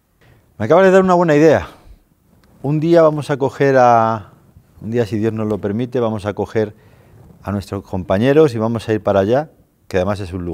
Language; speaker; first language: Spanish; native; Spanish